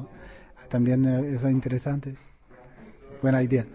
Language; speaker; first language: Spanish; non-native, learner; Persian